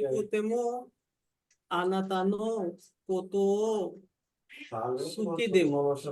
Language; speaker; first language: Japanese; non-native, learner; Bangla